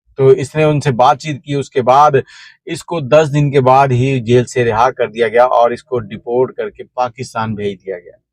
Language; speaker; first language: Urdu; non-native, local second language; Punjabi